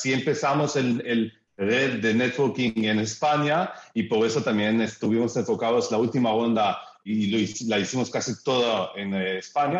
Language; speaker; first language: Spanish; early bilingual, heritage; Spanish